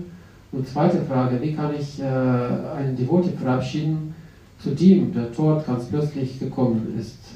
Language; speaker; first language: German; non-native, fluent; Russian